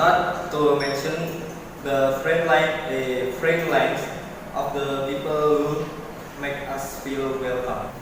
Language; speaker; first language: English; non-native, learner; Indonesian